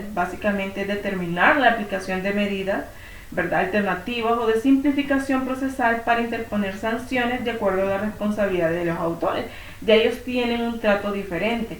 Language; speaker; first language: Spanish; native; Spanish